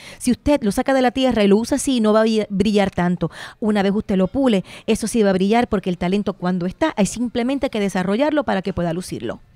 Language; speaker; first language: Spanish; native; Spanish